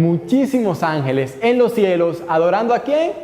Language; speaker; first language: Spanish; native; Spanish